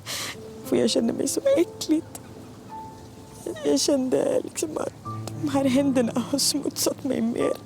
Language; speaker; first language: Swedish; early bilingual, other home language; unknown